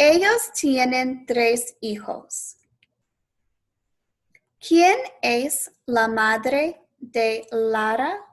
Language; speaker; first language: Spanish; non-native, fluent; English